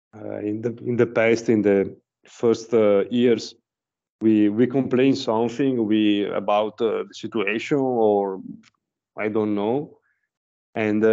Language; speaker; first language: English; non-native, learner; Italian